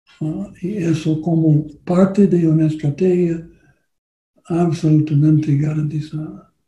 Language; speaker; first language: Spanish; non-native, learner; English